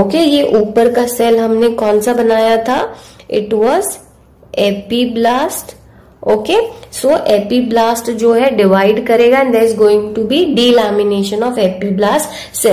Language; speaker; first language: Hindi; native; Hindi